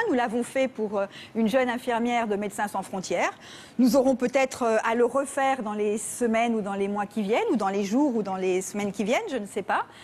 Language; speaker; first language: French; native; French